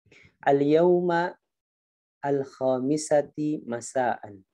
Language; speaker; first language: Arabic; non-native, fluent; Indonesian